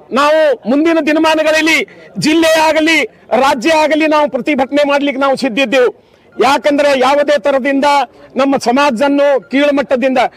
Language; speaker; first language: Kannada; non-native, local second language; Lambadi